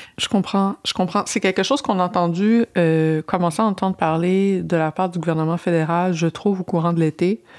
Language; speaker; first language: French; native; French